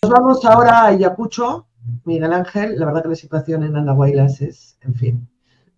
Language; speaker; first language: Spanish; native; Spanish